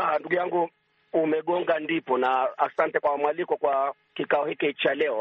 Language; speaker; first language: Swahili; native; Swahili